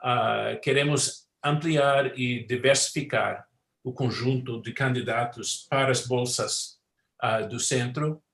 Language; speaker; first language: Portuguese; non-native, fluent; English